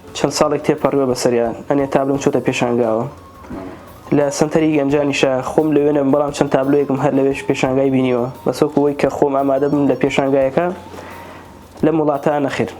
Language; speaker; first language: Central Kurdish; native; Central Kurdish